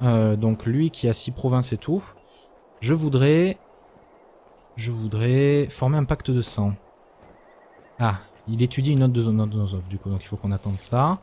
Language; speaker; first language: French; native; French